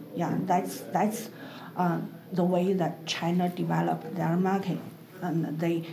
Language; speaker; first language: English; non-native, learner; Chinese